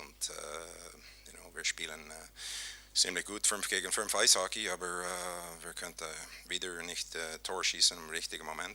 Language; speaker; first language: German; non-native, fluent; English